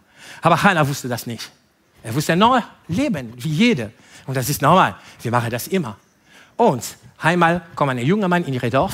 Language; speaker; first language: German; non-native, fluent; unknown